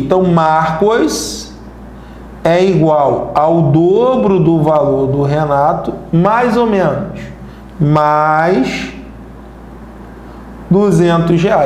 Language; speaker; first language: Portuguese; native; Portuguese